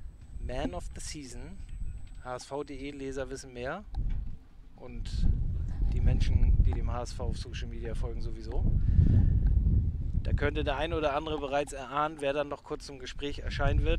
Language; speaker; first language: German; native; German